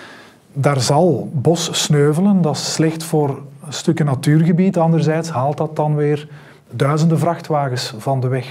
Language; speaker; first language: Dutch; native; Dutch